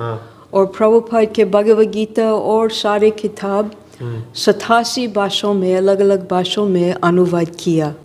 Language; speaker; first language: Hindi; non-native, fluent; English